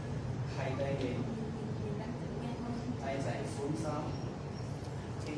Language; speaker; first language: Vietnamese; non-native, learner; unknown